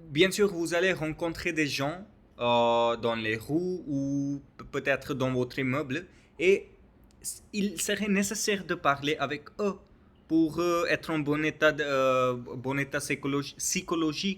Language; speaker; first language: French; non-native, learner; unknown